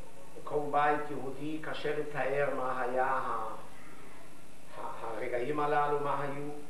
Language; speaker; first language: Hebrew; non-native, fluent; Yiddish